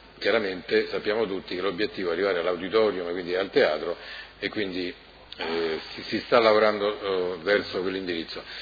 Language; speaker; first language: Italian; native; Italian